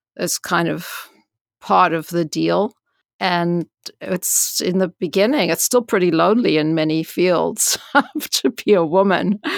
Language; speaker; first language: English; native; English